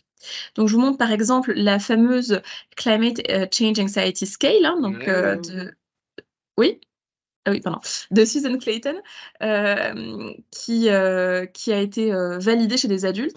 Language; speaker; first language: French; native; French